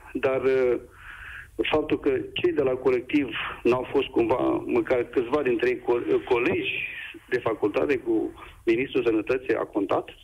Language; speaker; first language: Romanian; native; Romanian